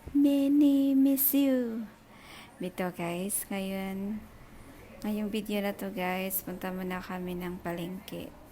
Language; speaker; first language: Filipino; non-native, local second language; Cebuano